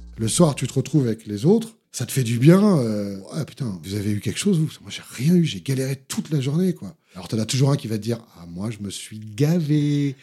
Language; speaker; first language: French; native; French